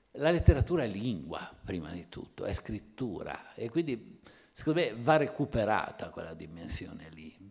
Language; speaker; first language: Italian; native; Italian